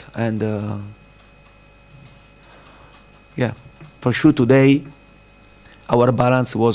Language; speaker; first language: English; non-native, fluent; Italian